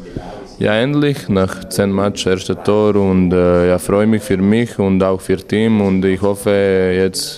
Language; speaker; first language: German; non-native, learner; Croatian